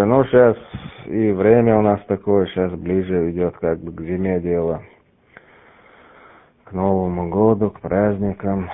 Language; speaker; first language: Russian; native; Russian